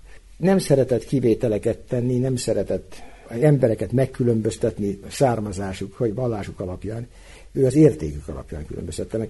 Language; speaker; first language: Hungarian; native; Hungarian